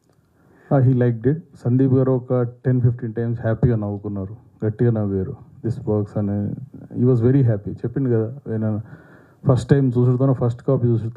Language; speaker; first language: Telugu; native; Telugu